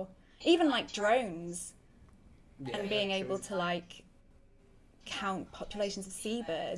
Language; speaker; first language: English; native; English